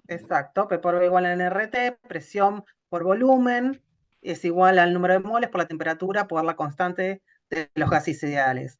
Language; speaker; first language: Spanish; native; Spanish